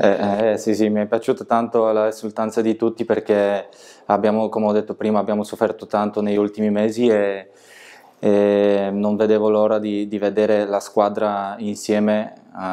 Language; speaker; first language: Italian; non-native, fluent; Bulgarian